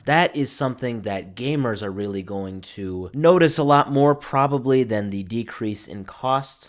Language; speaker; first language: English; native; English